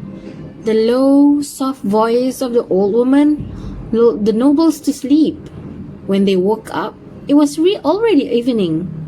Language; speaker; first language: English; non-native, local second language; Malay